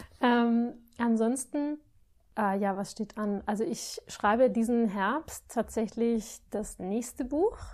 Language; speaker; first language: German; non-native, fluent; Spanish